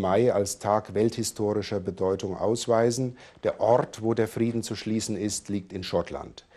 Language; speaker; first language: German; native; German